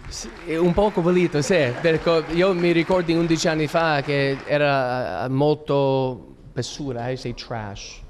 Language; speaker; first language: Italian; early bilingual, heritage; English